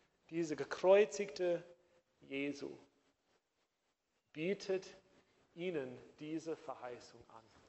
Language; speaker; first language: German; non-native, fluent; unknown